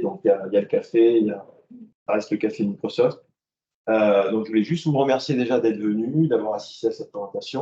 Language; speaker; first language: French; native; French